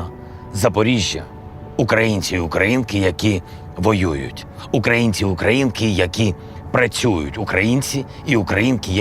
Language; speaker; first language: Ukrainian; non-native, local second language; Russian